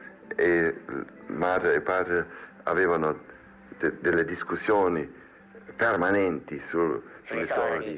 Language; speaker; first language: Italian; non-native, learner; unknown